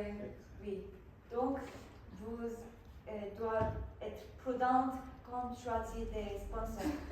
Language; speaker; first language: French; non-native, learner; Korean